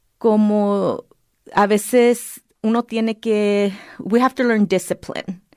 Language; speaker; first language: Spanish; early bilingual, heritage; Spanish